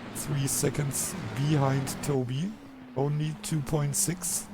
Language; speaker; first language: English; non-native, fluent; German